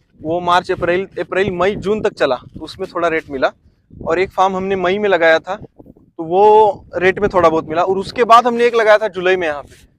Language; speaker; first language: Hindi; non-native, local second language; Marathi